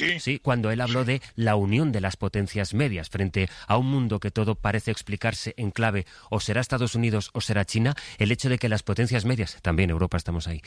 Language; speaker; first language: Spanish; native; Spanish